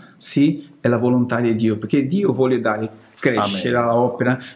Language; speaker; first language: Italian; non-native, learner; Portuguese